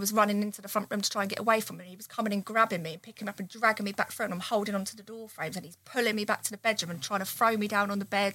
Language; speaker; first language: English; native; English